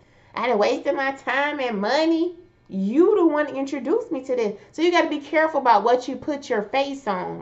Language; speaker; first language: English; native; English